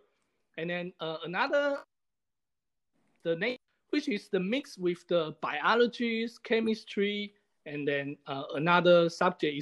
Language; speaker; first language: English; non-native, fluent; Chinese